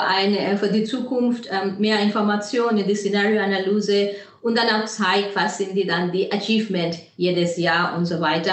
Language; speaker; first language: German; non-native, fluent; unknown